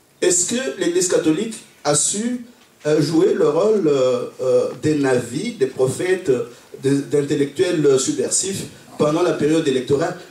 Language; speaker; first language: French; non-native, local second language; Luba-Lulua